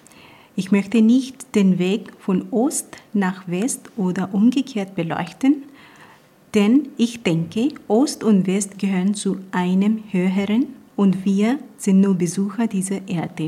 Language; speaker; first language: German; non-native, fluent; Punjabi